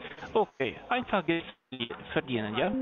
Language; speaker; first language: German; non-native, fluent; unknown